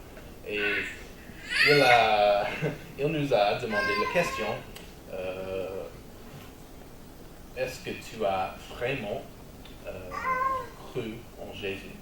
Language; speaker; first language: French; non-native, learner; English